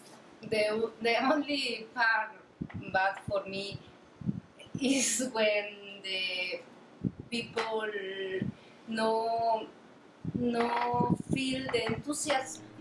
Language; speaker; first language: English; non-native, learner; Spanish